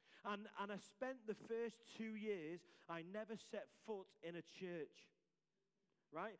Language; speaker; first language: English; native; English